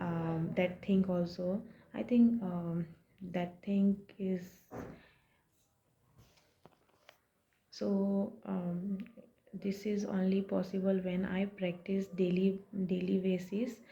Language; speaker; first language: English; non-native, learner; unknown